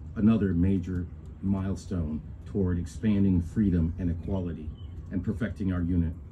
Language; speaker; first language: English; native; English